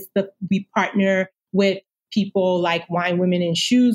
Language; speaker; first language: English; non-native, local second language; Yoruba